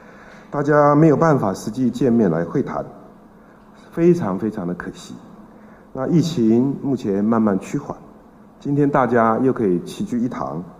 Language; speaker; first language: Chinese; native; Chinese